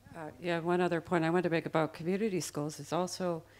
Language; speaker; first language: English; native; English